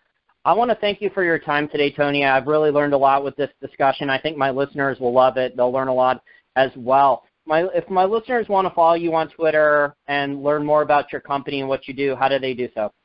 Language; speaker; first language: English; native; English